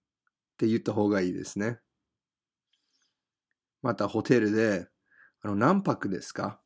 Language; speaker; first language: Japanese; non-native, fluent; English